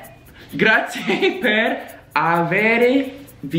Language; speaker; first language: Italian; non-native, learner; English